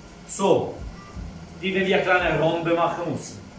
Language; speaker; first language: German; non-native, fluent; Italian